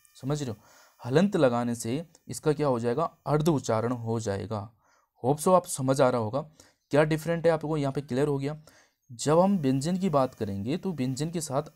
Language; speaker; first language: Hindi; native; Hindi